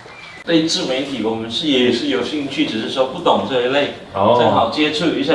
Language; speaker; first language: Chinese; native; Chinese